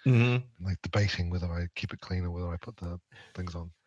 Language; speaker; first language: English; native; English